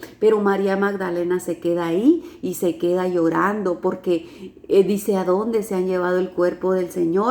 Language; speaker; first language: Spanish; native; Spanish